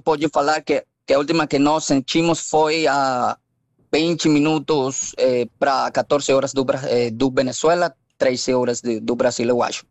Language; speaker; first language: Portuguese; non-native, fluent; Spanish